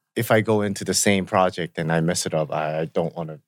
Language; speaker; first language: English; early bilingual, other home language; Korean